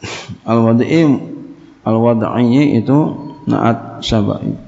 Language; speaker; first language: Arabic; non-native, fluent; Indonesian